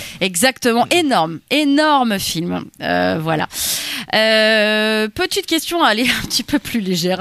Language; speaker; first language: French; native; French